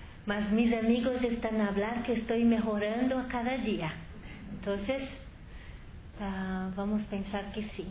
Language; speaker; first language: Spanish; non-native, fluent; Portuguese